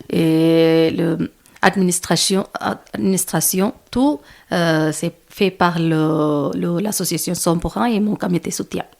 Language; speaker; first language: French; non-native, learner; Malayalam